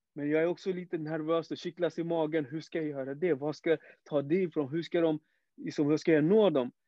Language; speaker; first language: Swedish; early bilingual, other home language; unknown